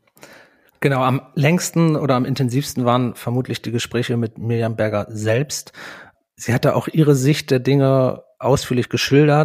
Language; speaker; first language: German; native; German